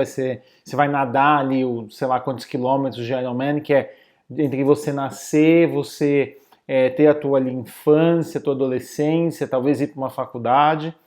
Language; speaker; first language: Portuguese; native; Portuguese